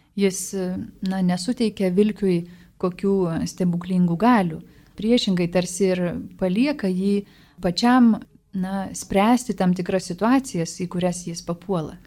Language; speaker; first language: Lithuanian; native; Lithuanian